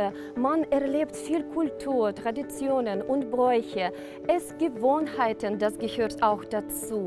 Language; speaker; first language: German; non-native, fluent; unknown